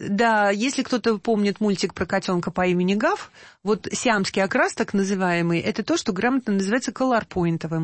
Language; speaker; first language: Russian; native; Russian